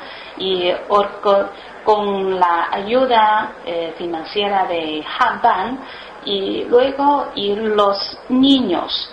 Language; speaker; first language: Spanish; non-native, learner; Chinese